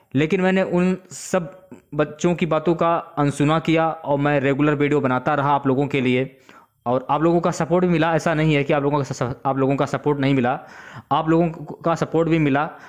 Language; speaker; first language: Hindi; native; Hindi